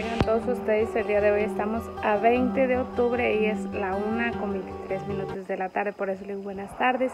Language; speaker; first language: Spanish; native; Spanish